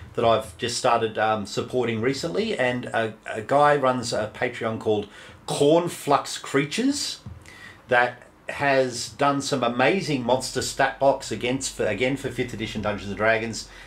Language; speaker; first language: English; native; English